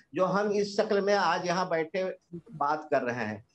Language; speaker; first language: Hindi; native; Hindi